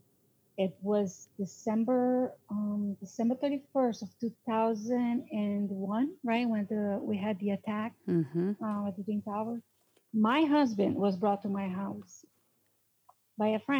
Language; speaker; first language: English; non-native, fluent; Portuguese